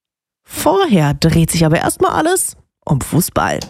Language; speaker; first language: German; native; German